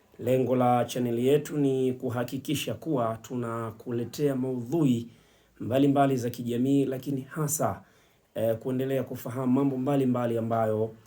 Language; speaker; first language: Swahili; native; Swahili